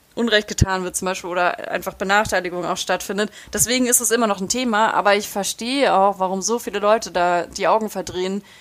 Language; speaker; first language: German; native; German